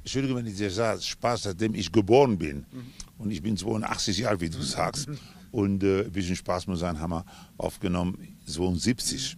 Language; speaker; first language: German; non-native, fluent; Spanish